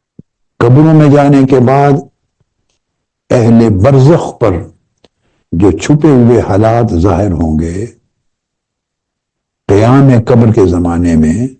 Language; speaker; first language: Urdu; native; Urdu